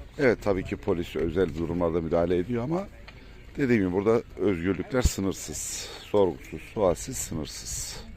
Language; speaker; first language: Turkish; native; Turkish